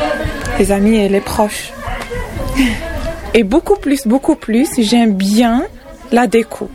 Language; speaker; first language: French; non-native, local second language; Arabic